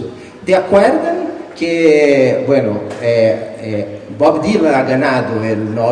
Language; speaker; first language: Spanish; non-native, fluent; Portuguese